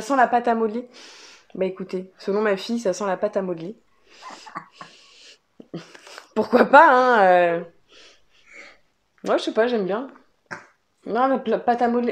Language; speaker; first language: French; native; French